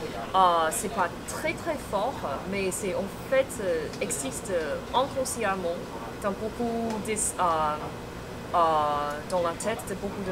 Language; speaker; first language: French; non-native, fluent; Chinese